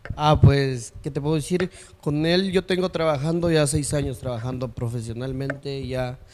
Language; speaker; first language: Spanish; early bilingual, heritage; Spanish